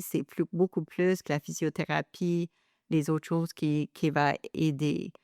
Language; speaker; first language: French; non-native, local second language; English